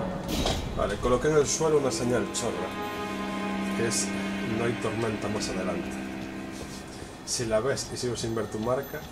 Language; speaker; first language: Spanish; native; Spanish